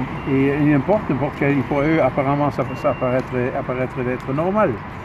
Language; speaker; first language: French; non-native, fluent; German